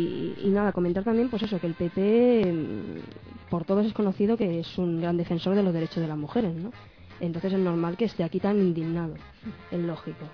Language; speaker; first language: Spanish; native; Spanish